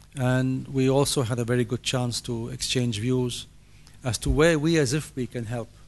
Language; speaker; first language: English; non-native, fluent; Arabic